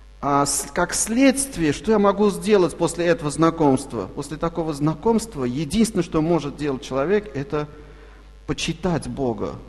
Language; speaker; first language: Russian; non-native, local second language; Armenian